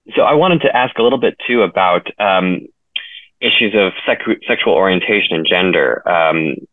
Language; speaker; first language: English; native; English